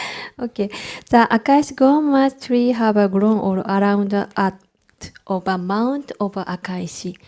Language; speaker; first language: English; non-native, learner; Japanese